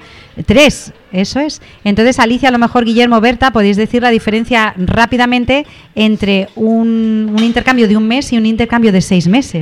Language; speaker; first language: Spanish; native; Spanish